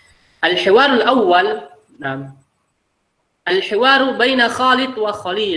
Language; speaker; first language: Arabic; non-native, fluent; Indonesian